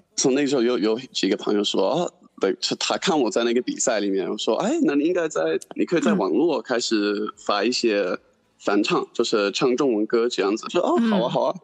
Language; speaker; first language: Chinese; non-native, fluent; English